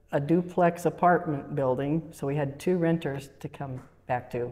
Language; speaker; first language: English; native; English